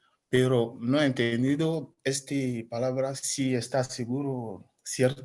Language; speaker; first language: Spanish; non-native, learner; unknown